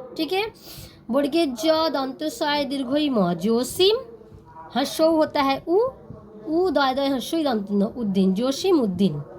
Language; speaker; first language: Hindi; non-native, local second language; Bangla